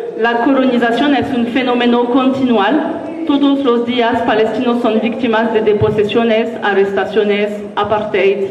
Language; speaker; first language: Spanish; non-native, learner; French